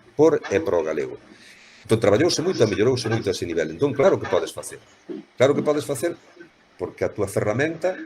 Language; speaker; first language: Galician; native; Galician